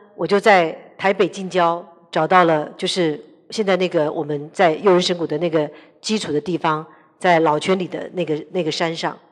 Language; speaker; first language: Chinese; native; Chinese